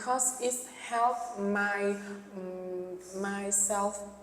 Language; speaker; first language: English; non-native, learner; Vietnamese